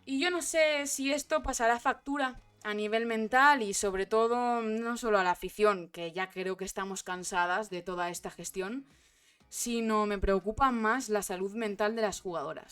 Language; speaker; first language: Spanish; native; Spanish